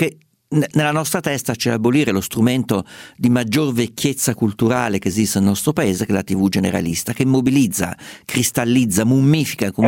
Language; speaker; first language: Italian; native; Italian